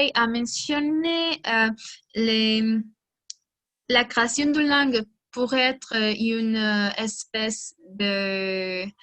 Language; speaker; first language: French; non-native, learner; Spanish